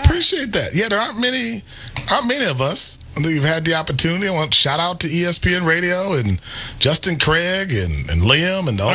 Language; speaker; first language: English; native; English